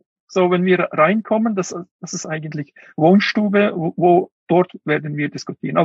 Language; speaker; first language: German; non-native, fluent; Uyghur